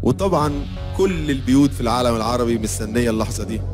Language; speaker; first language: Arabic; native; Arabic